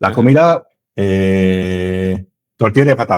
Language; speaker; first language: Spanish; non-native, fluent; English